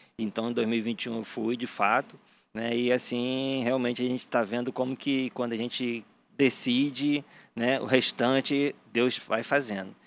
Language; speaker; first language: Portuguese; native; Portuguese